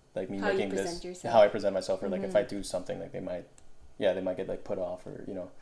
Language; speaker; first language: English; non-native, local second language; Filipino